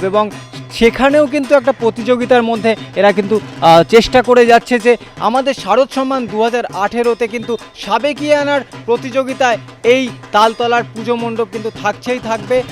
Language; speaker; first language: Bangla; native; Bangla